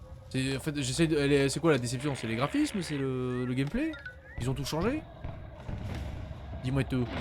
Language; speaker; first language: French; native; French